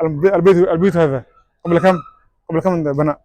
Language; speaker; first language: Arabic; non-native, learner; Oromo